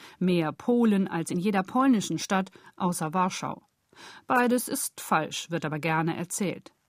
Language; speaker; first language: German; native; German